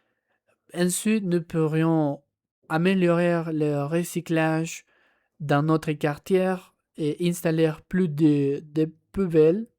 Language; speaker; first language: French; non-native, learner; Spanish